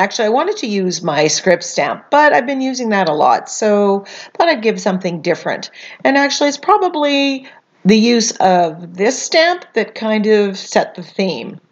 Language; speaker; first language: English; native; English